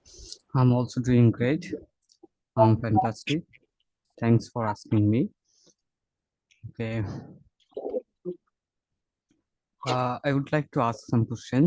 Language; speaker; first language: English; non-native, fluent; Bangla